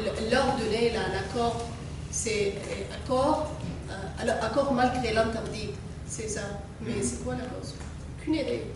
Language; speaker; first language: French; non-native, learner; Arabic